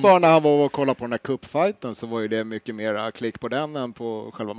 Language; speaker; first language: Swedish; native; Swedish